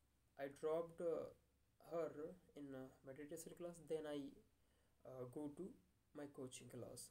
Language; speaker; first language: English; non-native, learner; Hindi